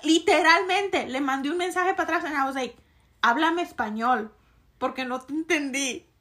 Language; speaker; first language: Spanish; early bilingual, heritage; Spanish